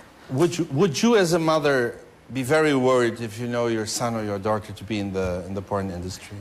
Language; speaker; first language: English; non-native, fluent; Portuguese